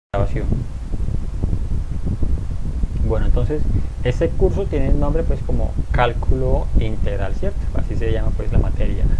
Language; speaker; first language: Spanish; native; Spanish